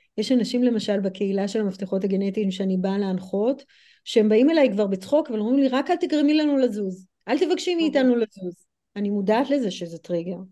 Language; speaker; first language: Hebrew; non-native, fluent; English